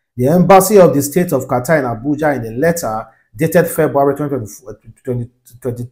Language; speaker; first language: English; non-native, local second language; Yoruba